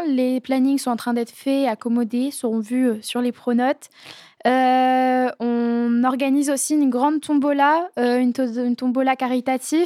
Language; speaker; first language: French; native; French